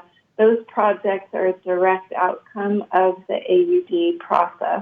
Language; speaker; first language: English; native; English